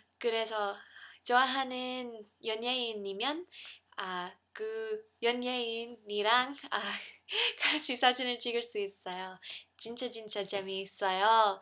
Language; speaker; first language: Korean; non-native, learner; English